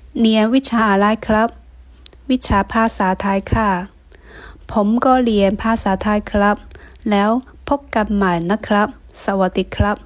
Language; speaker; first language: Thai; non-native, learner; Chinese